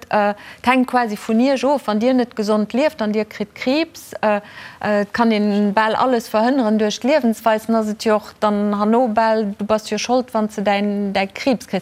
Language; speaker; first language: Luxembourgish; native; Luxembourgish